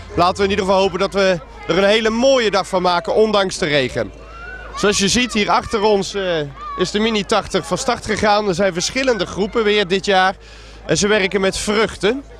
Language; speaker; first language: Dutch; native; Dutch